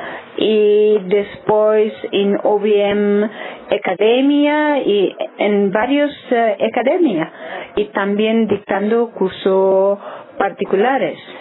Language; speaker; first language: Spanish; non-native, learner; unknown